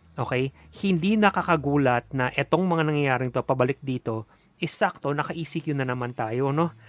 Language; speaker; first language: Filipino; native; Filipino